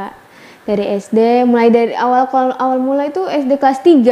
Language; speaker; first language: Indonesian; native; Indonesian